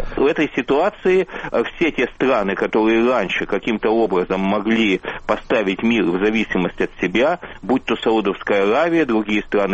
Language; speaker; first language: Russian; native; Russian